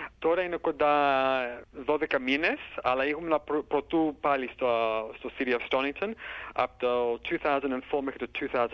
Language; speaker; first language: Greek; early bilingual, heritage; Greek